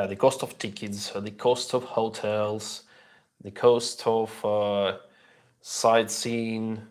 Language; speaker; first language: English; non-native, learner; Russian